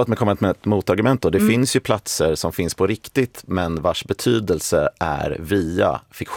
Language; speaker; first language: Swedish; native; Swedish